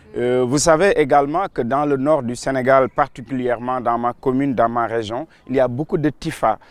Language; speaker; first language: French; non-native, local second language; Wolof